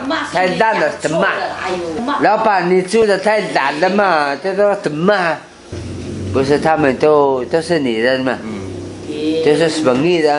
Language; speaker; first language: Chinese; non-native, local second language; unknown